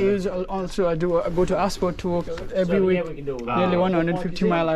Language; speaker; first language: English; non-native, learner; Nepali